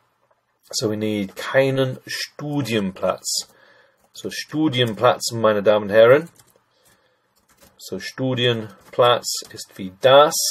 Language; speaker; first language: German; non-native, fluent; English